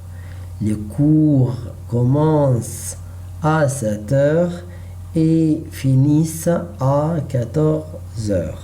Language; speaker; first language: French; non-native, learner; Arabic